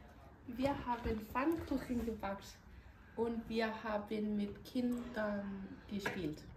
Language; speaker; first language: German; non-native, learner; Danish